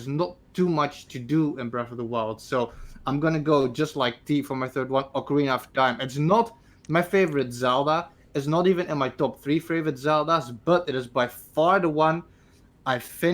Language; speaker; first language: English; native; English